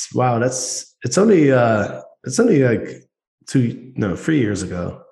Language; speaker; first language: English; non-native, fluent; Dutch